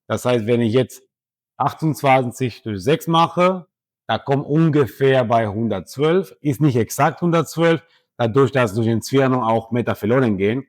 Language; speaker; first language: German; non-native, fluent; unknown